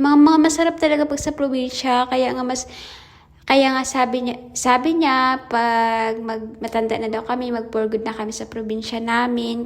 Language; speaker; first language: Filipino; non-native, local second language; Hiligaynon